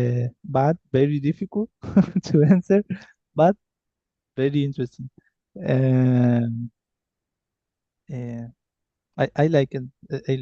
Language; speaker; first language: English; non-native, learner; Spanish